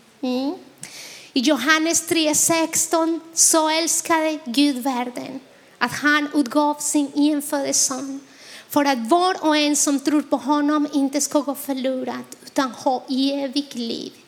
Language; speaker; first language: Swedish; non-native, fluent; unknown